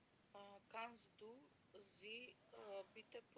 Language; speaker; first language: German; non-native, learner; Macedonian